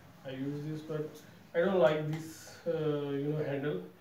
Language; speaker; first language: English; non-native, local second language; Urdu